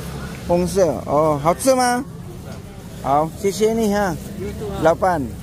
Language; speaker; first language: Chinese; non-native, learner; Filipino